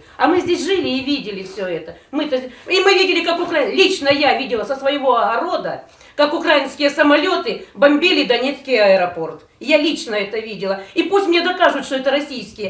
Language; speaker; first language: Russian; native; Russian